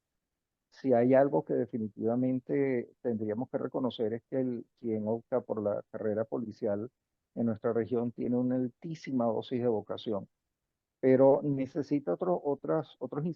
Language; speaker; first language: Spanish; native; Spanish